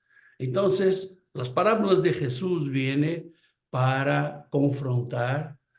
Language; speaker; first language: Spanish; non-native, fluent; Portuguese